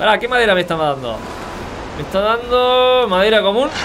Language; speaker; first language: Spanish; native; Spanish